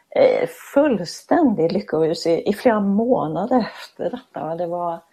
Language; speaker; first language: Swedish; native; Swedish